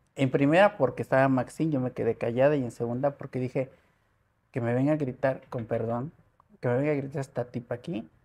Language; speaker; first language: Spanish; native; Spanish